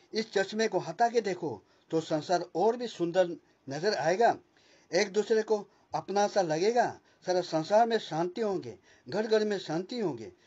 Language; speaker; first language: Hindi; non-native, local second language; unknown